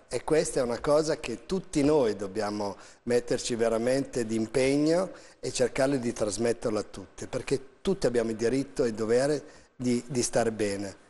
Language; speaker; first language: Italian; native; Italian